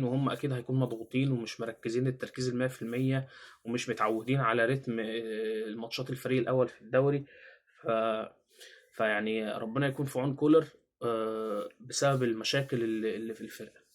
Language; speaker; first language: Arabic; native; Arabic